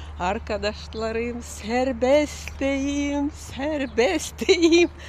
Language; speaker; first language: Turkish; non-native, learner; Russian